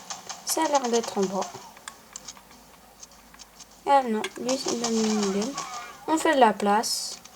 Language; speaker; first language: French; native; French